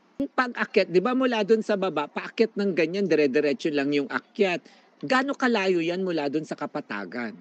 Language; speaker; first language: Filipino; native; Filipino